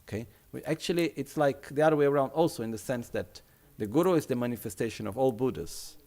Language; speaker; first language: English; non-native, fluent; Italian